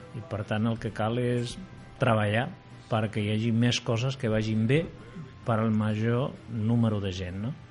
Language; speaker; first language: Catalan; native; Catalan